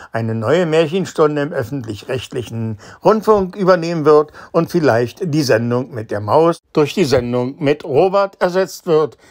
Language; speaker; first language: German; native; German